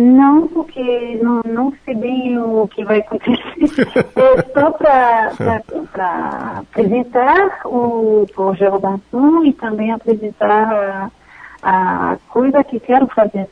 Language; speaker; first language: Portuguese; non-native, fluent; French